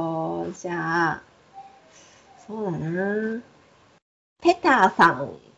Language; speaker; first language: Japanese; native; Japanese